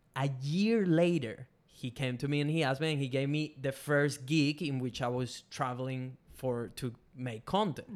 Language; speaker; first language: English; non-native, fluent; Spanish